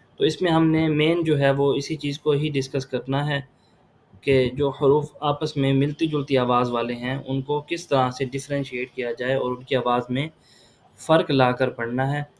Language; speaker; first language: Urdu; native; Urdu